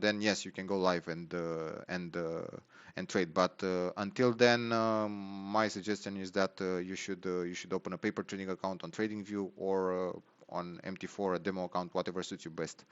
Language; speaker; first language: English; non-native, fluent; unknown